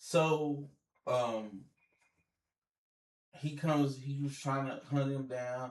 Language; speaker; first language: English; native; English